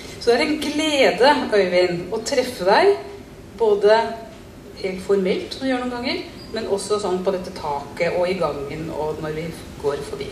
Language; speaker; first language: Norwegian; native; Norwegian